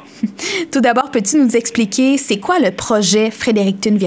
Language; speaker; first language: French; native; French